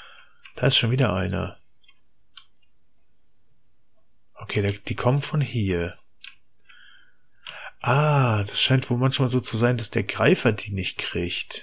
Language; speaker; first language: German; native; German